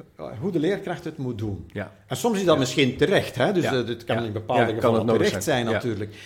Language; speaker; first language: Dutch; native; Dutch